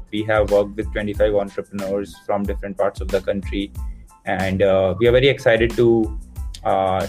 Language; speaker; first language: English; non-native, local second language; Hindi